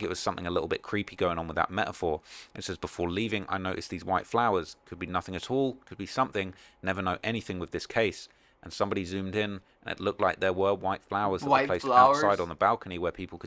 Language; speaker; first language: English; native; English